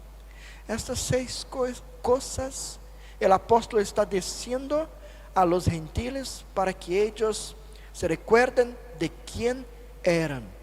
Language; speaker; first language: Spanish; non-native, fluent; Portuguese